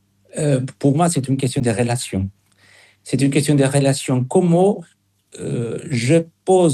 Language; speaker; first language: French; non-native, fluent; Spanish